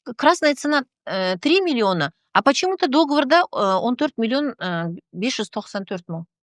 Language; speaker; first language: Russian; non-native, local second language; Kazakh